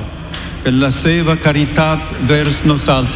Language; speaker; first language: Catalan; non-native, learner; English